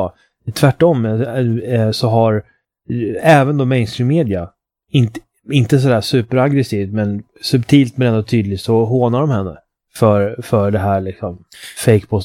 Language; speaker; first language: Swedish; native; Swedish